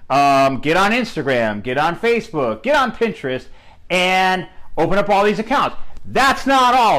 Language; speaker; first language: English; native; English